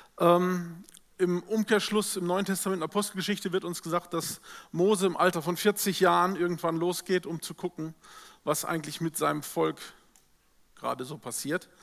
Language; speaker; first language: German; native; German